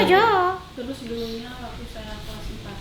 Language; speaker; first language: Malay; non-native, local second language; Sundanese